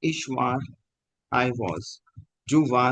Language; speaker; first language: German; non-native, fluent; Hindi